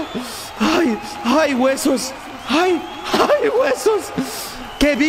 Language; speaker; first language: Spanish; native; Spanish